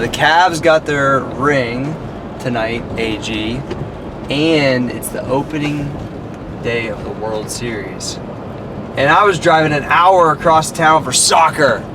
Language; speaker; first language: English; native; English